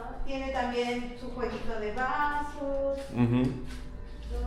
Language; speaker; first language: Spanish; native; Spanish